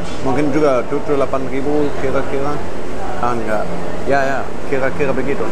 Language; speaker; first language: Indonesian; non-native, fluent; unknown